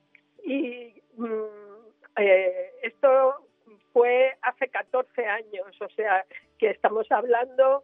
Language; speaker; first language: Spanish; native; Spanish